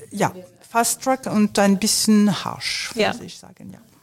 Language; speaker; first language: German; non-native, fluent; French